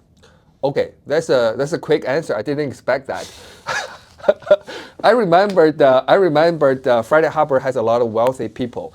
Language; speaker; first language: English; non-native, fluent; Chinese